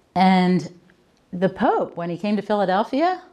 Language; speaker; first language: English; native; English